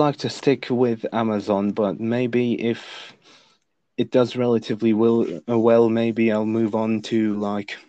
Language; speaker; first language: English; non-native, fluent; Lithuanian